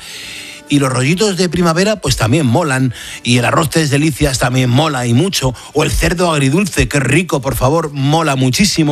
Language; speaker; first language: Spanish; native; Spanish